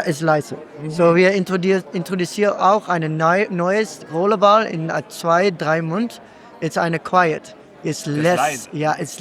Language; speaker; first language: German; non-native, learner; Dutch